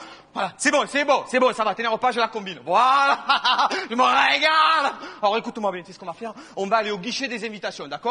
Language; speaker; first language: French; native; French